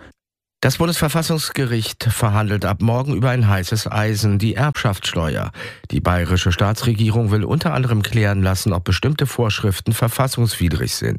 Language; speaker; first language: German; native; German